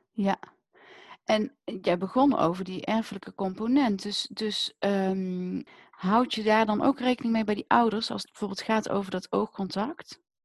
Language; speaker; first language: Dutch; native; Dutch